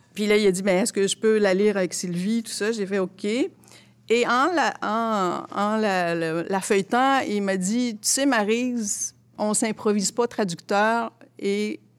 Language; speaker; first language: French; early bilingual, other home language; Arabic